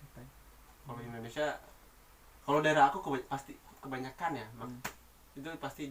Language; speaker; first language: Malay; non-native, local second language; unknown